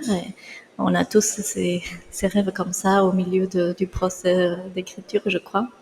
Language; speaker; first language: French; non-native, fluent; Spanish